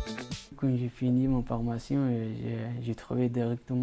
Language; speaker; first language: French; non-native, learner; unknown